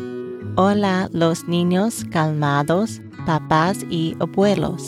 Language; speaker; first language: Spanish; non-native, learner; English